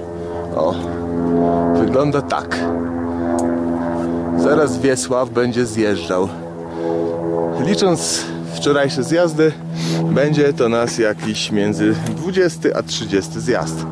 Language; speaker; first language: Polish; native; Polish